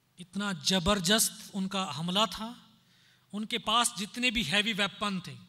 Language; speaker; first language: Hindi; native; Hindi